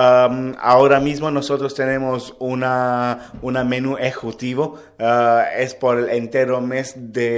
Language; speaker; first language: Spanish; non-native, learner; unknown